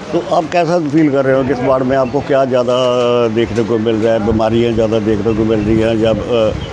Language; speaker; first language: Hindi; non-native, local second language; Punjabi